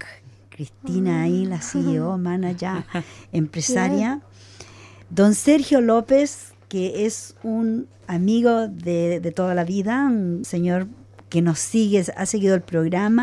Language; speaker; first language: Spanish; native; Spanish